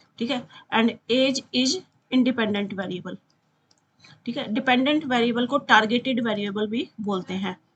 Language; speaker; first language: Hindi; native; Hindi